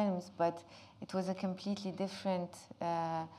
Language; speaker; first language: English; non-native, fluent; Arabic